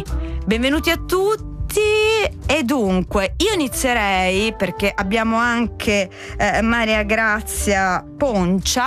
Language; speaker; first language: Italian; native; Italian